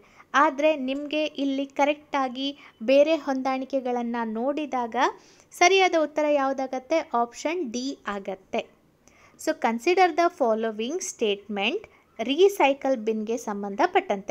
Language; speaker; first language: Kannada; native; Kannada